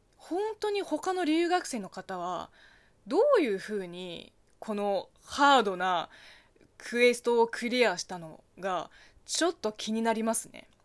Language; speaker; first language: Japanese; non-native, fluent; Chinese